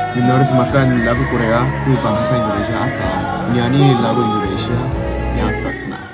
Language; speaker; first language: Indonesian; non-native, learner; Korean